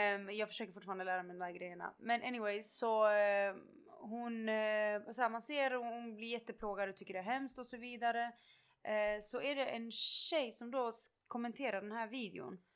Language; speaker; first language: Swedish; early bilingual, other home language; Kurdish